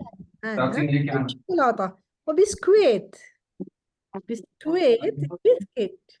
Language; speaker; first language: Arabic; non-native, fluent; Urdu